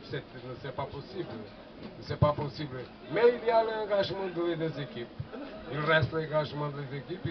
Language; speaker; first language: French; non-native, fluent; Portuguese